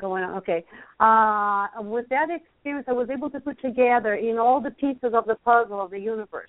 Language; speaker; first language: English; non-native, fluent; Portuguese